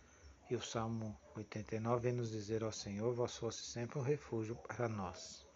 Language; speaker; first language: Portuguese; native; Portuguese